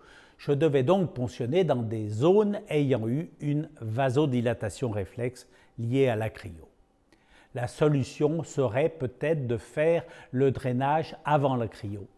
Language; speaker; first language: French; native; French